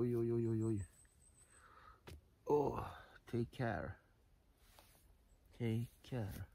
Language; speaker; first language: English; non-native, learner; Swedish